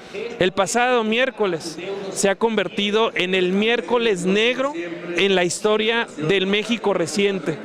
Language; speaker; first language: Spanish; native; Spanish